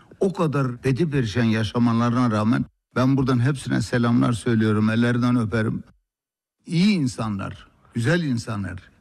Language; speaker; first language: Turkish; native; Turkish